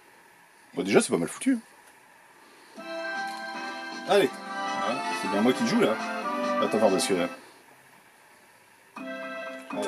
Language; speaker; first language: French; native; French